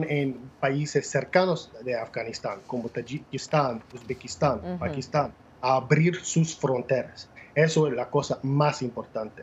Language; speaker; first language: Spanish; non-native, fluent; English